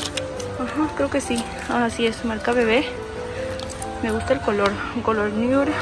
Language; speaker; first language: Spanish; native; Spanish